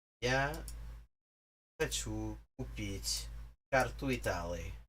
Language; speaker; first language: Russian; non-native, learner; English